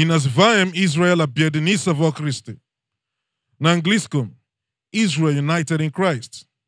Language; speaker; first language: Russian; non-native, learner; English